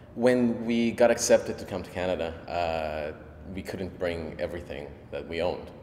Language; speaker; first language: English; early bilingual, other home language; Spanish